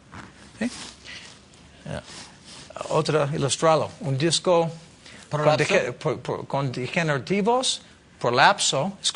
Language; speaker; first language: Spanish; non-native, learner; English